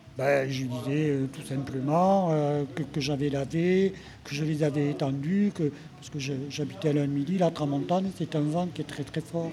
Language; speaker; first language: French; native; French